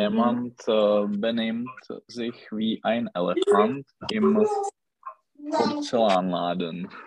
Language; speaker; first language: German; non-native, learner; Czech